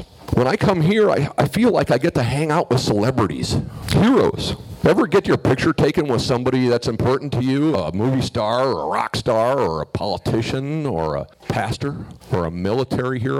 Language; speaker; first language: English; native; English